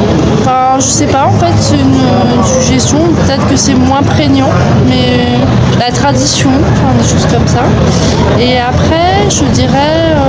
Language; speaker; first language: French; native; French